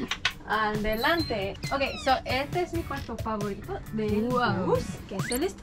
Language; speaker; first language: Spanish; non-native, fluent; English